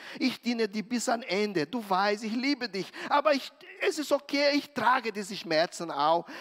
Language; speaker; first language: German; non-native, fluent; Portuguese